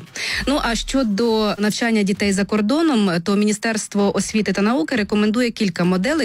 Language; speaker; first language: Ukrainian; native; Ukrainian